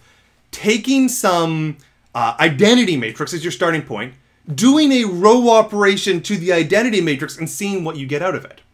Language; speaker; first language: English; native; English